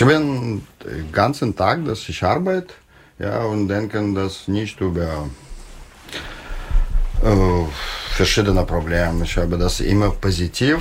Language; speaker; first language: German; non-native, learner; Russian